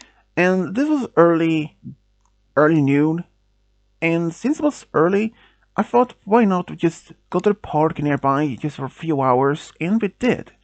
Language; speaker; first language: English; non-native, fluent; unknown